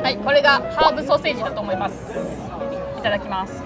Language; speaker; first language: Japanese; non-native, fluent; German